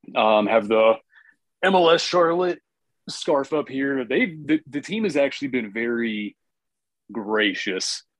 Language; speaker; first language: English; native; English